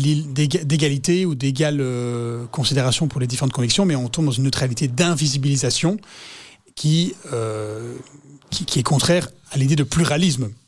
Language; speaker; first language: French; native; French